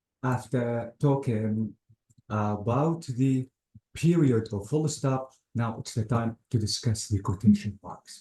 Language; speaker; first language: English; non-native, fluent; Arabic